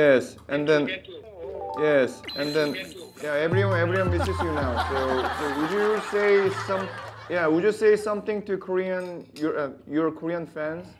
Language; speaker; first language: English; non-native, fluent; Korean